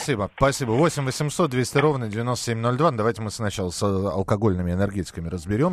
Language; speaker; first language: Russian; native; Russian